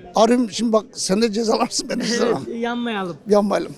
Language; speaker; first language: Turkish; native; Turkish